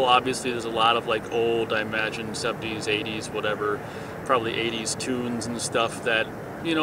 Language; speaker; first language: English; native; English